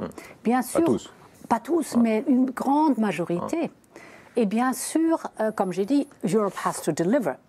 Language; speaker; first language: French; non-native, fluent; German